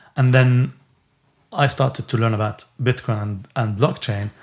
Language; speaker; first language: English; non-native, fluent; Arabic